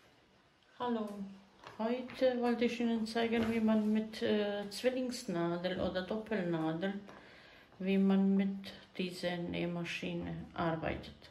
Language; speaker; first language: German; non-native, fluent; Croatian